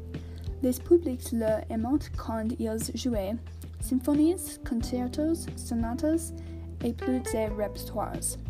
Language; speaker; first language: French; non-native, learner; English